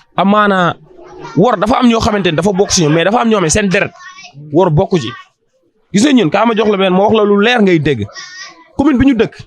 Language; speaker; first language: Wolof; non-native, local second language; Fula